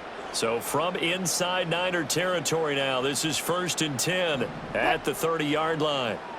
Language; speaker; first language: English; native; English